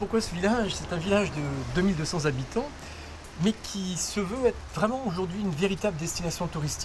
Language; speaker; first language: French; native; French